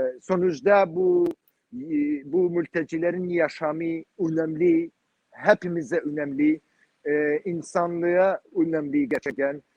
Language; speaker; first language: Turkish; non-native, learner; Kurdish